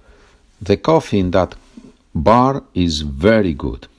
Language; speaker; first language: English; non-native, fluent; Spanish